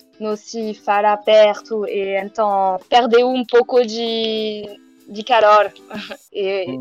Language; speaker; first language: Portuguese; non-native, learner; French